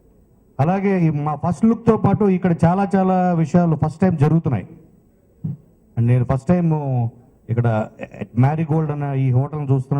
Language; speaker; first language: Telugu; native; Telugu